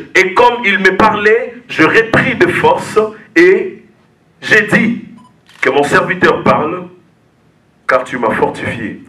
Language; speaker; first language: French; non-native, local second language; Lingala